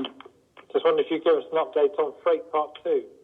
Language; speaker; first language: English; native; English